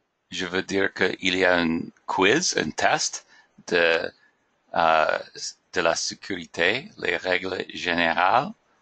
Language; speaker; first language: French; non-native, learner; English